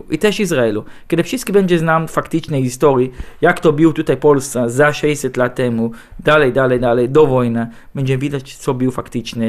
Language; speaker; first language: Polish; non-native, learner; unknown